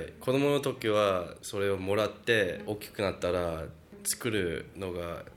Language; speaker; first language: Japanese; early bilingual, heritage; Japanese